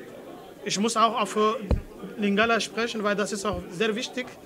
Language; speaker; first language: German; non-native, learner; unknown